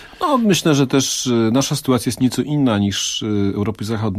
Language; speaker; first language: Polish; native; Polish